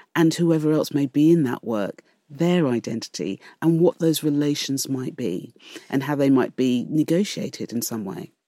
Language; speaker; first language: English; native; English